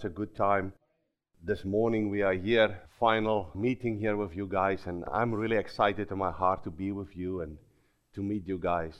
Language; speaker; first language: English; non-native, local second language; Afrikaans